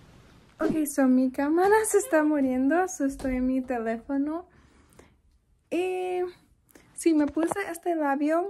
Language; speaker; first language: Spanish; early bilingual, heritage; Spanish